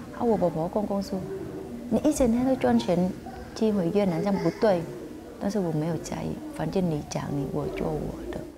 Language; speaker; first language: Chinese; non-native, fluent; Vietnamese